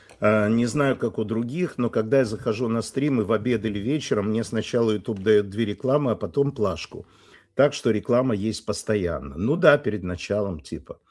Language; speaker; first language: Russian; non-native, local second language; Polish